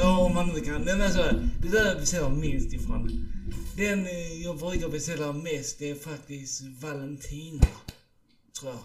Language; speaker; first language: Swedish; early bilingual, other home language; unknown